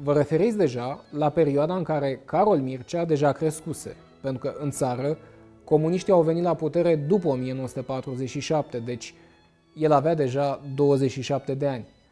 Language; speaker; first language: Romanian; native; Romanian